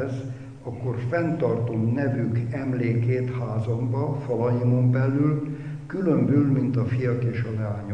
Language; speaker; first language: Hungarian; native; Hungarian